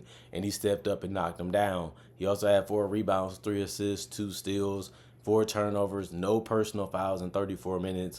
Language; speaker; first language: English; native; English